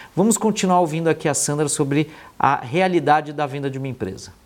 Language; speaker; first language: Portuguese; native; Portuguese